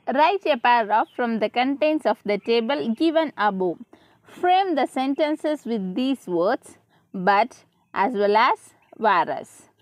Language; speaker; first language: English; non-native, local second language; Tamil